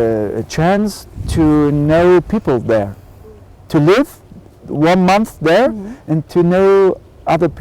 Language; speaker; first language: English; non-native, learner; German